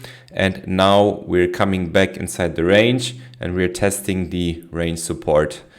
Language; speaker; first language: English; non-native, fluent; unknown